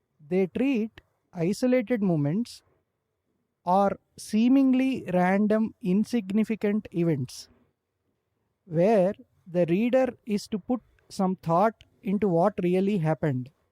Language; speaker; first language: English; non-native, local second language; Telugu